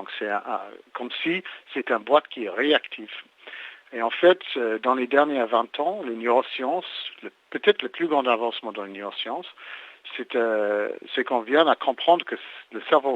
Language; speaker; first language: French; native; French